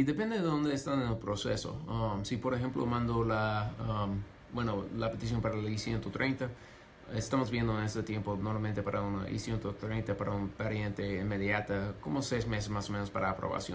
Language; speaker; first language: Spanish; non-native, fluent; English